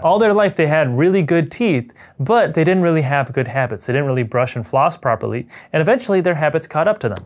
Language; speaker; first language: English; native; English